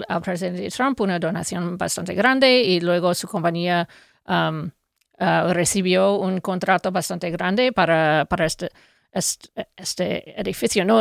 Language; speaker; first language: Spanish; non-native, fluent; English